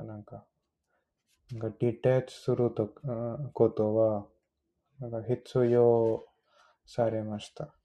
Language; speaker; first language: Japanese; non-native, learner; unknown